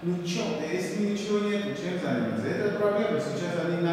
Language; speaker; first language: Russian; non-native, learner; Bulgarian